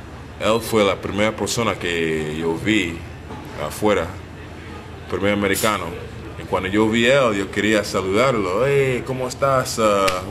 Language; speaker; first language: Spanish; non-native, learner; English